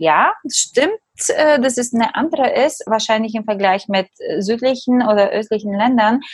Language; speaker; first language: German; non-native, fluent; Bulgarian